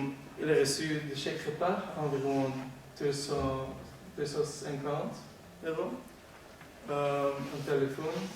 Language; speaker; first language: French; non-native, learner; Dutch